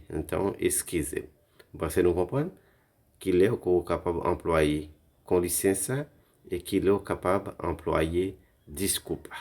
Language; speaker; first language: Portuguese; non-native, learner; Haitian Creole